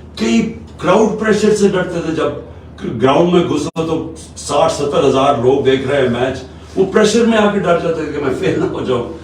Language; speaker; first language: Urdu; native; Urdu